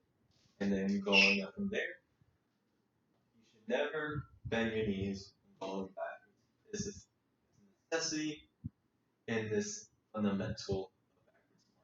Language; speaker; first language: English; native; English